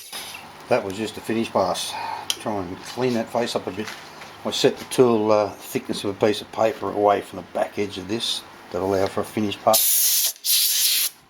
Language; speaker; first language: English; native; English